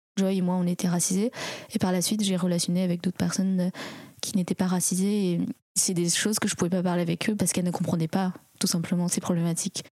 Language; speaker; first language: French; early bilingual, other home language; Chinese